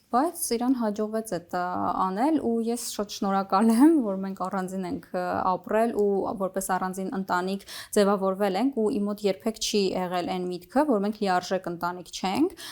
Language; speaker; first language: Armenian; native; Armenian